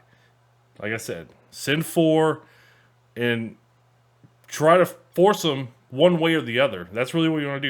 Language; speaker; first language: English; native; English